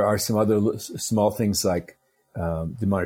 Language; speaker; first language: English; native; English